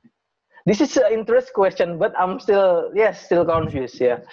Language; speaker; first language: English; non-native, learner; Indonesian